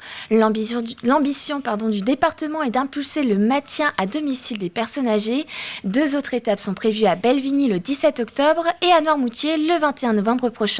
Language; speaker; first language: French; native; French